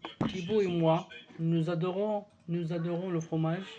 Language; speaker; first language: French; non-native, learner; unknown